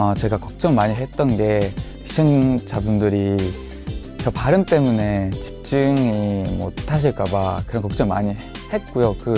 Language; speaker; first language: Korean; non-native, fluent; Japanese